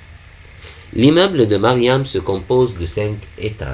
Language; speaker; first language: French; non-native, fluent; Arabic